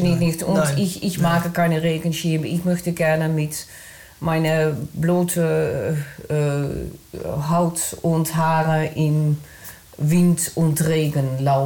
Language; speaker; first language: German; non-native, learner; Dutch